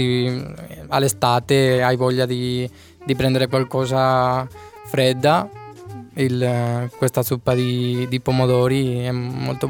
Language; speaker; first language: Italian; non-native, fluent; Spanish